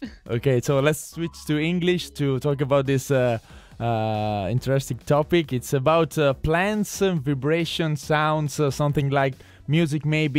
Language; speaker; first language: English; non-native, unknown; Italian